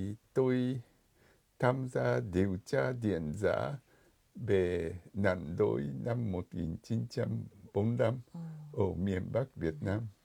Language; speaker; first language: Vietnamese; non-native, fluent; Japanese